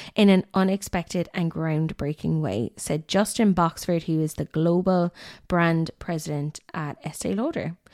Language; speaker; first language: English; native; English